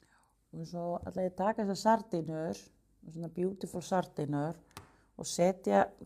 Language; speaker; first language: Icelandic; non-native, learner; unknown